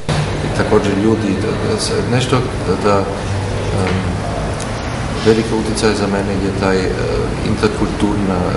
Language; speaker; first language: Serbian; non-native, learner; German